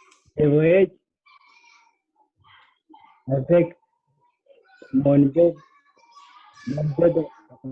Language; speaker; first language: French; non-native, learner; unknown